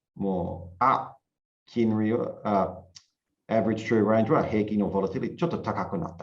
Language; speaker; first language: Japanese; non-native, learner; English